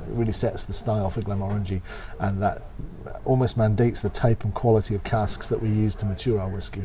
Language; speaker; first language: English; native; English